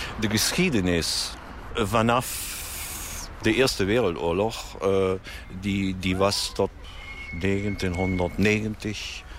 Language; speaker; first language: Dutch; non-native, local second language; German